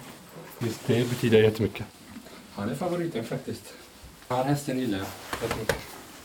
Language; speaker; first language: Swedish; early bilingual, other home language; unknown